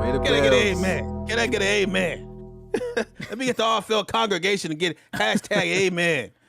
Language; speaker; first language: English; native; English